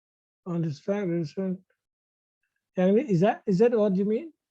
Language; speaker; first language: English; non-native, fluent; Indonesian